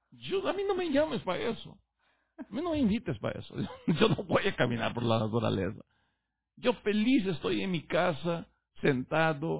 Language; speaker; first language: Spanish; native; Spanish